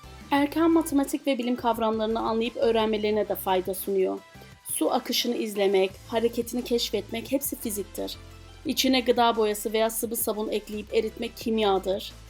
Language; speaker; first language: Turkish; non-native, fluent; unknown